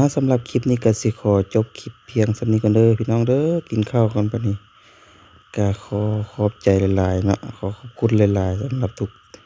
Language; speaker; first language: Thai; native; Thai